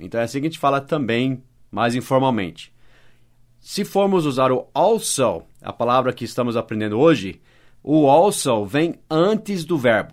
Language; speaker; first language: Portuguese; non-native, fluent; English